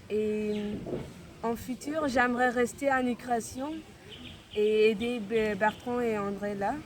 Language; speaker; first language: French; non-native, fluent; Tamil